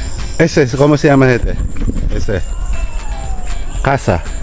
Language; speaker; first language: Spanish; non-native, learner; Filipino